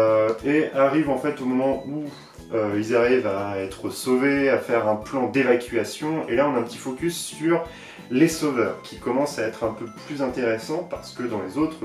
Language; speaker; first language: French; native; French